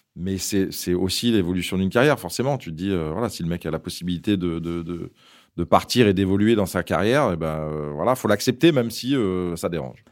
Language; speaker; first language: French; native; French